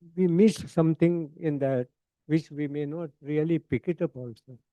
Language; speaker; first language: English; non-native, local second language; Marathi